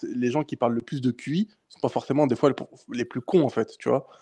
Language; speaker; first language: French; native; French